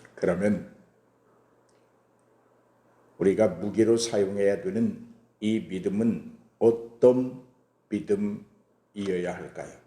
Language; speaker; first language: Korean; native; Korean